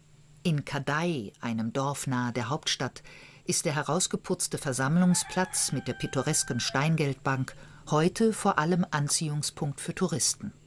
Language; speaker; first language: German; native; German